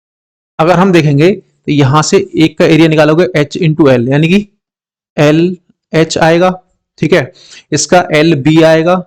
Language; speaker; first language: Hindi; native; Hindi